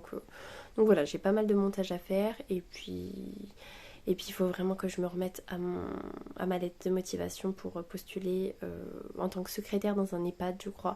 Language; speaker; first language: French; native; French